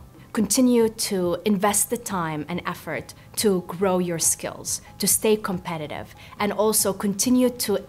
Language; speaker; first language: English; non-native, fluent; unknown